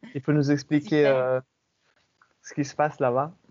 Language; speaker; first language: French; non-native, fluent; English